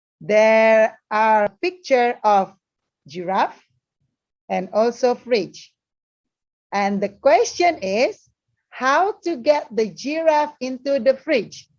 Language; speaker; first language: English; non-native, learner; Indonesian